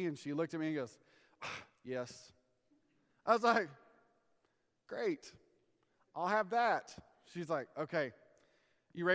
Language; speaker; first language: English; native; English